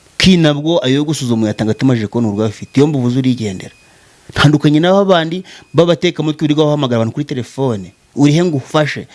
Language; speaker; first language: Kinyarwanda; early bilingual, heritage; Kinyarwanda